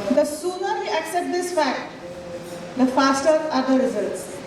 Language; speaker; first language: English; non-native, local second language; Marathi